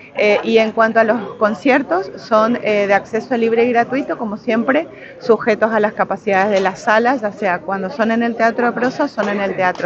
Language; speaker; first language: Spanish; native; Spanish